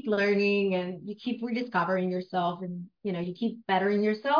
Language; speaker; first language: English; non-native, fluent; Spanish